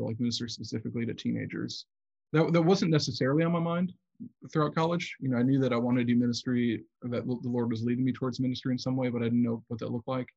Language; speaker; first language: English; native; English